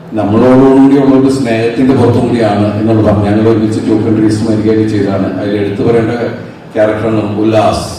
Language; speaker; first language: Malayalam; native; Malayalam